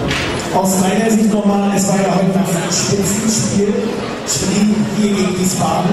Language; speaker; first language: German; native; German